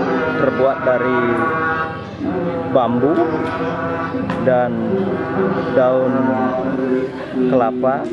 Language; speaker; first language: Indonesian; non-native, local second language; Balinese